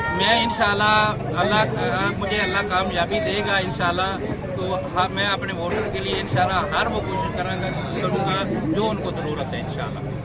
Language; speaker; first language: Urdu; non-native, local second language; Punjabi